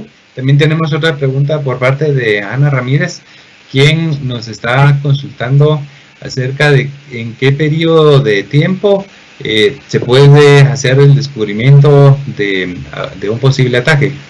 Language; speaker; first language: Spanish; native; Spanish